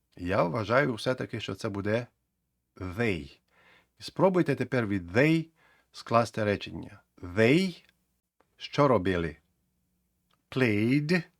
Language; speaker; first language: Ukrainian; native; Ukrainian